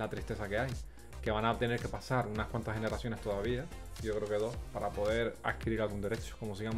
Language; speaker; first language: Spanish; native; Spanish